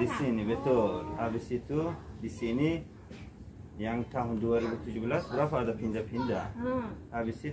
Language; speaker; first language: Indonesian; non-native, learner; Persian